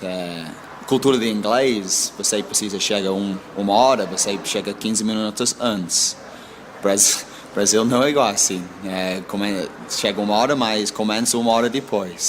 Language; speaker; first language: Portuguese; non-native, learner; English